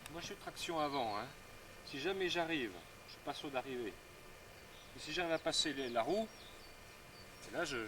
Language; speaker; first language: French; native; French